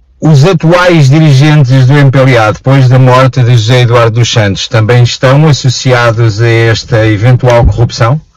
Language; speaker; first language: Portuguese; native; Portuguese